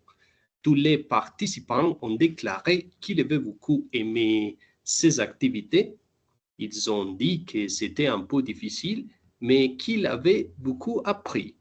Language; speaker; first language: French; non-native, learner; Spanish